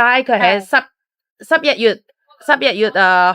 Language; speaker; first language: Cantonese; non-native, fluent; Indonesian